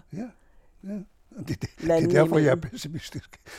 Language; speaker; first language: Danish; non-native, fluent; Hungarian